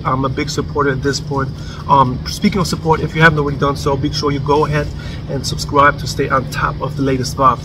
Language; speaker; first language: English; native; English